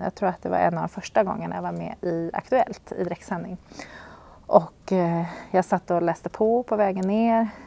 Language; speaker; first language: Swedish; native; Swedish